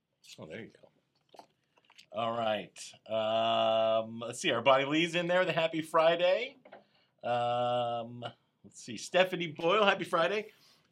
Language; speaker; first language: English; native; English